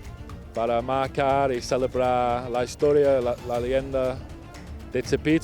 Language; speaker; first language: Spanish; non-native, fluent; English